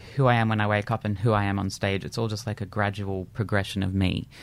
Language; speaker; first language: English; native; English